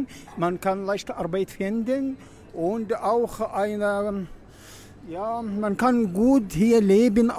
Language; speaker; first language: German; non-native, learner; Arabic